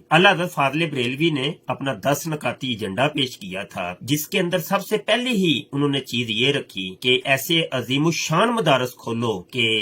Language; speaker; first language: Urdu; native; Urdu